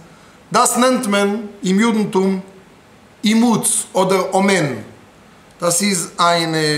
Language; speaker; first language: German; non-native, fluent; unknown